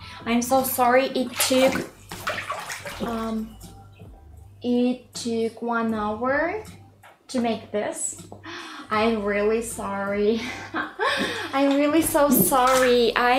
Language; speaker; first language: English; non-native, learner; Russian